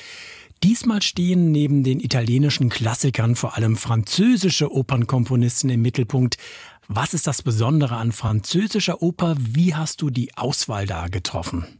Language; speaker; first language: German; native; German